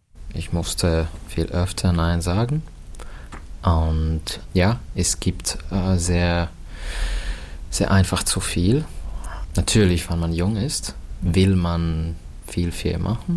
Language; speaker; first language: German; non-native, fluent; Finnish